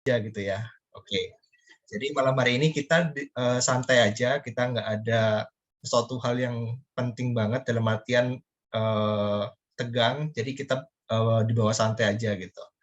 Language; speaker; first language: Indonesian; native; Indonesian